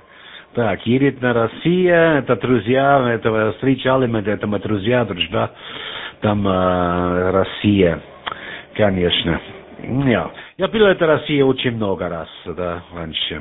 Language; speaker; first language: Russian; non-native, learner; German